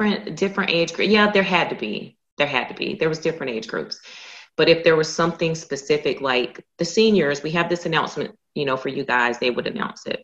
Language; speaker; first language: English; native; English